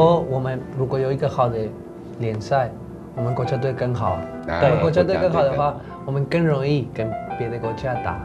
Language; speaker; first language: Chinese; non-native, fluent; Spanish